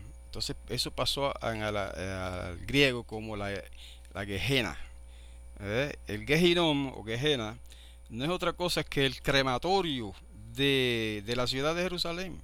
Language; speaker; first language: Spanish; native; Spanish